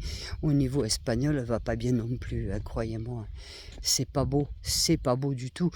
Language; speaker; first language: French; native; French